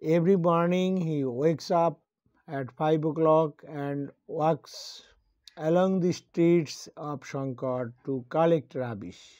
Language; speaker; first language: English; non-native, local second language; Bangla